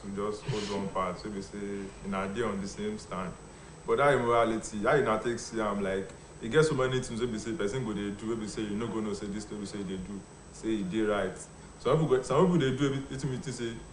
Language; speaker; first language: Nigerian Pidgin; non-native, local second language; Yoruba